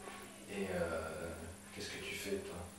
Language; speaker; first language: French; native; French